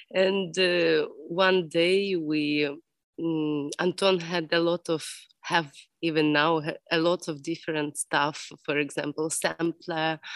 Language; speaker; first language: English; non-native, learner; Ukrainian